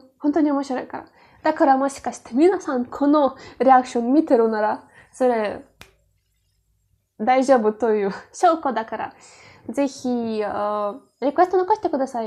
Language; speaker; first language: Japanese; non-native, learner; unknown